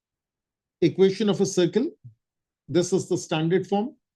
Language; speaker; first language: English; non-native, local second language; Urdu